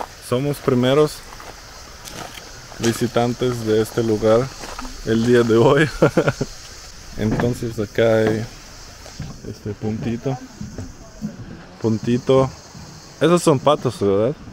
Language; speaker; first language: Spanish; non-native, fluent; Russian